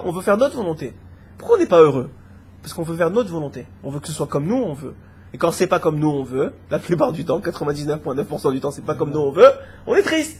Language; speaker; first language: French; native; French